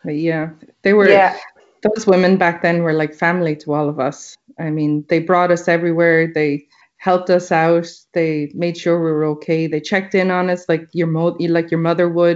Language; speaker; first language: English; native; English